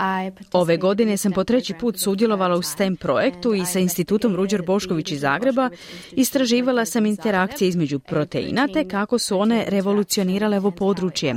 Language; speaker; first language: Serbian; native; Serbian